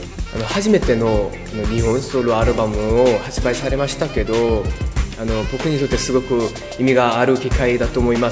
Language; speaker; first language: Japanese; non-native, learner; Korean